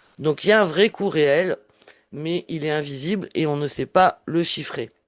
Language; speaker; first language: French; native; French